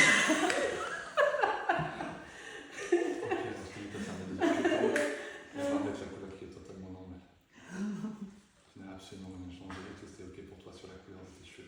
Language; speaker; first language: French; native; French